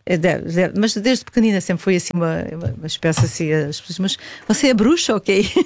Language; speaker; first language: Portuguese; native; Portuguese